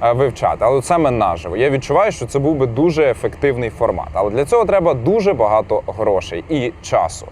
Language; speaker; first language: Ukrainian; native; Ukrainian